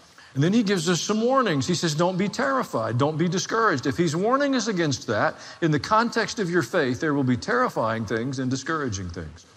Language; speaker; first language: English; native; English